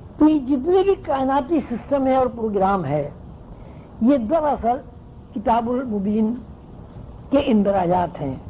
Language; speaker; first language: Urdu; native; Urdu